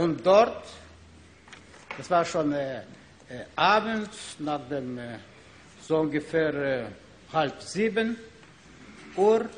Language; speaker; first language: German; non-native, learner; Ukrainian